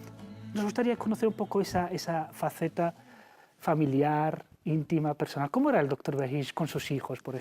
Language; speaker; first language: Spanish; native; Spanish